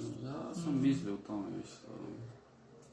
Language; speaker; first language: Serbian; early bilingual, heritage; Spanish